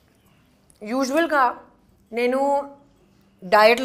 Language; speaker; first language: Telugu; non-native, fluent; Hindi